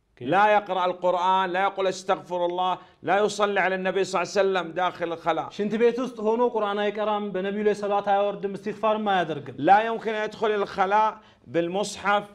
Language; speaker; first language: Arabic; non-native, fluent; Amharic